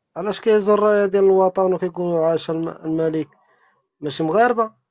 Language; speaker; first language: Arabic; native; Arabic